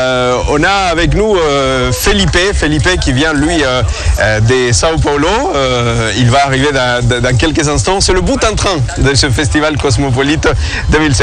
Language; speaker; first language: French; native; French